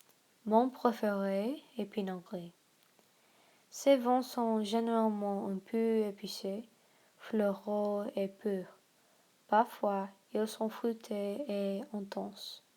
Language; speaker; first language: French; non-native, learner; English